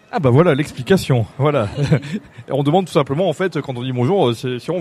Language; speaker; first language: French; native; French